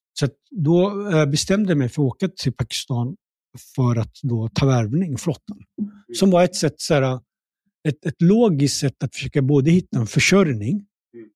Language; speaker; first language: Swedish; early bilingual, other home language; Punjabi